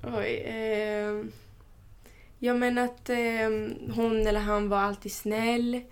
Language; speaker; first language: Swedish; early bilingual, other home language; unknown